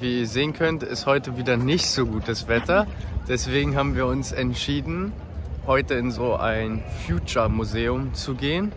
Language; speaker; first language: German; native; German